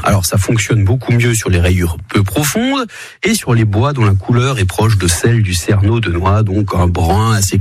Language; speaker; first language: French; native; French